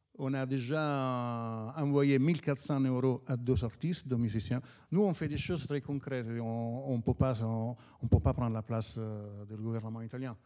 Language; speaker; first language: French; non-native, fluent; Italian